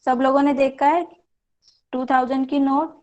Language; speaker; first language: Hindi; non-native, local second language; Marathi